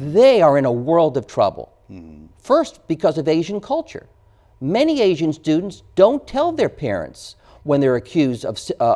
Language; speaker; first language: English; native; English